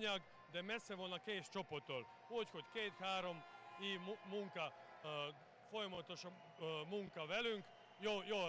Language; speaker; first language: Hungarian; non-native, learner; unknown